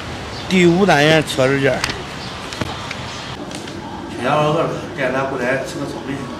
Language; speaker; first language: Chinese; native; Chinese